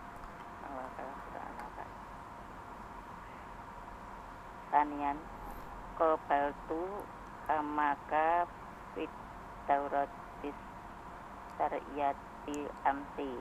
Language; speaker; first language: Arabic; non-native, learner; Indonesian